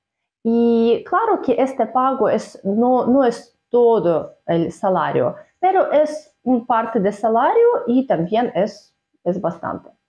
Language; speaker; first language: Spanish; non-native, fluent; Russian